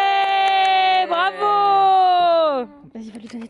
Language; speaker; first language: French; native; French